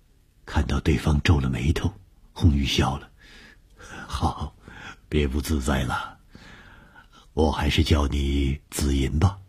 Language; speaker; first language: Chinese; native; Chinese